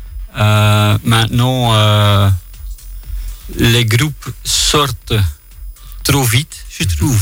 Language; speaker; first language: French; non-native, local second language; Dutch